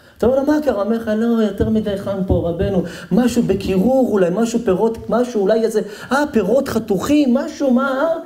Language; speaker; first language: Hebrew; native; Hebrew